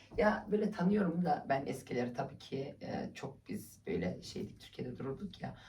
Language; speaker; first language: Turkish; early bilingual, heritage; Turkish